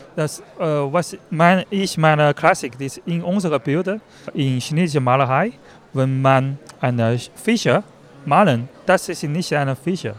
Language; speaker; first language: German; non-native, learner; Chinese